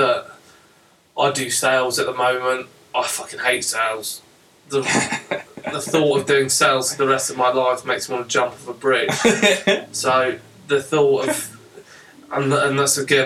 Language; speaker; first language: English; native; English